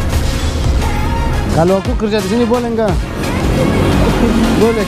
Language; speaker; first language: Indonesian; non-native, learner; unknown